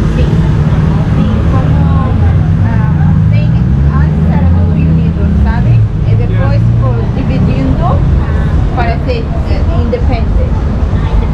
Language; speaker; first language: Spanish; non-native, learner; Portuguese